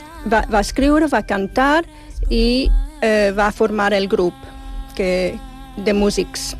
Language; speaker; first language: Catalan; non-native, fluent; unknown